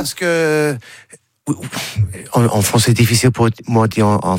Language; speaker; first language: French; non-native, learner; English